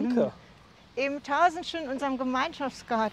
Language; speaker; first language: German; native; German